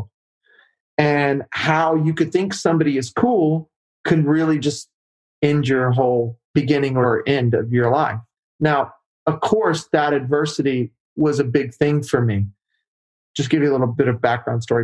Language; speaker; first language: English; native; English